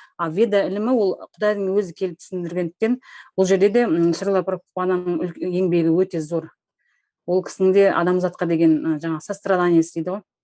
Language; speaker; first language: Kazakh; native; Kazakh